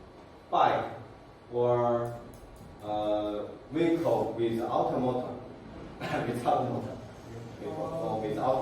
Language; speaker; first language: English; non-native, fluent; Chinese